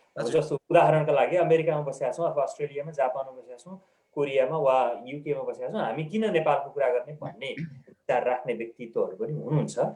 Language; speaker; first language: Nepali; native; Nepali